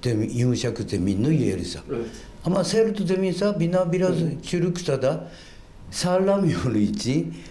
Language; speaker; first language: Turkish; non-native, fluent; Japanese